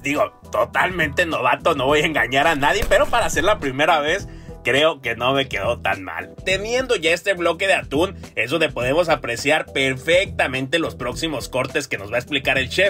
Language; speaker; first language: Spanish; native; Spanish